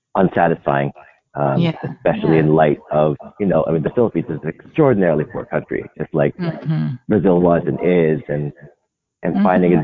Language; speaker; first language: English; non-native, local second language; Filipino